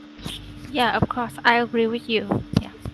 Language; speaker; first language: English; non-native, learner; Vietnamese